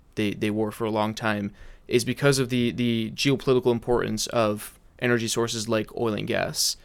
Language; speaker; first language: English; early bilingual, heritage; English